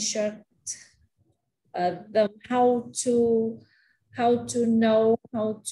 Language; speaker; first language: English; non-native, learner; Vietnamese